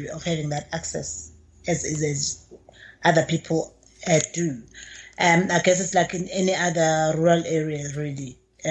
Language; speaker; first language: English; non-native, local second language; Zulu